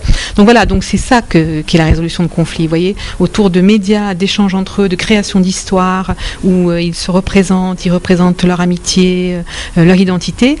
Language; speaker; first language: French; native; French